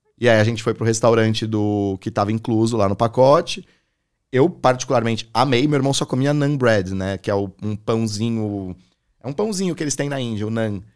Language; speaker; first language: Portuguese; native; Portuguese